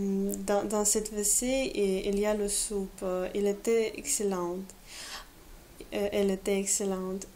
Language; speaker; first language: French; non-native, learner; Russian